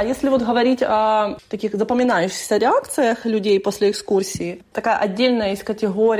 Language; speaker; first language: Russian; native; Russian